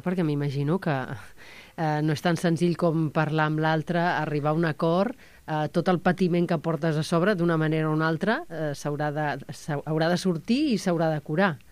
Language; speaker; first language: Catalan; native; Catalan